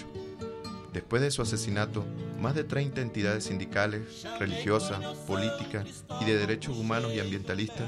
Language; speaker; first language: Spanish; native; Spanish